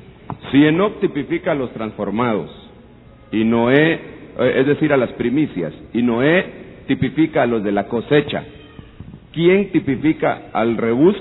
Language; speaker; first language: Spanish; native; Spanish